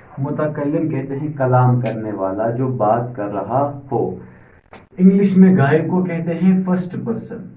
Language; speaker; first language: Urdu; native; Urdu